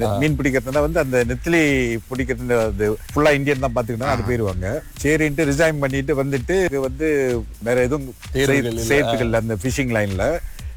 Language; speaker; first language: Tamil; early bilingual, heritage; Tamil